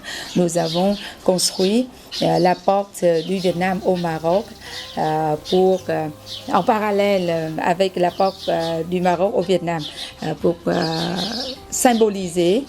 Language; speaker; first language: French; non-native, fluent; Vietnamese